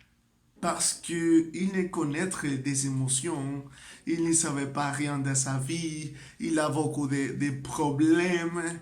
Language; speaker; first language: French; non-native, learner; Spanish